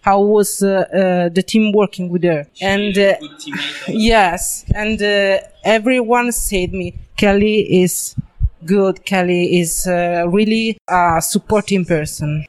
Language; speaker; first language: English; non-native, learner; Italian